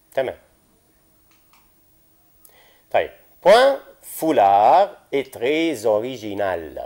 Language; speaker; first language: French; non-native, fluent; Arabic